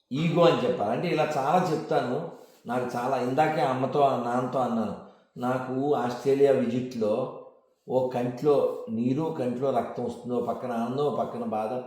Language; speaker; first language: Telugu; native; Telugu